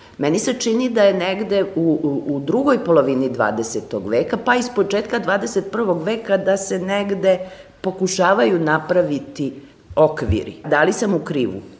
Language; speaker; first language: Serbian; native; Serbian